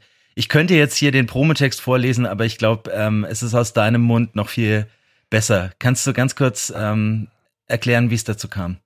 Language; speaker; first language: German; native; German